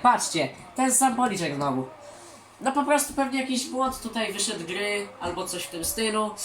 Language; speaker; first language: Polish; native; Polish